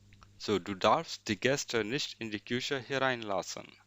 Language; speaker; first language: German; non-native, fluent; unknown